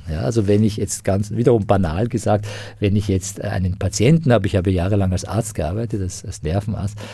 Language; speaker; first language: German; non-native, fluent; Persian